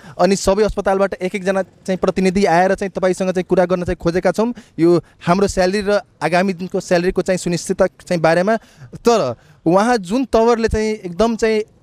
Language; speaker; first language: Nepali; non-native, local second language; Maithili